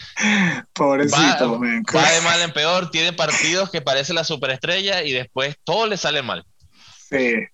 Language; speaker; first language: Spanish; native; Spanish